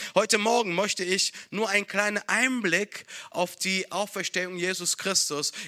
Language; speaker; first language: German; non-native, fluent; Italian